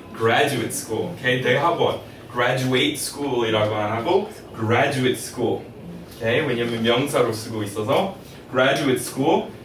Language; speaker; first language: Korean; non-native, fluent; English